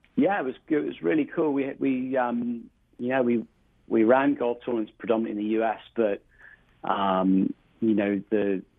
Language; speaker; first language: English; native; English